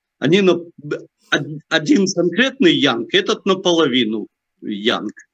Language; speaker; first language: Russian; native; Russian